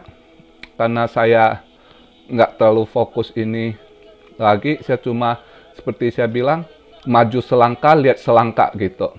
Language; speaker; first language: Indonesian; native; Indonesian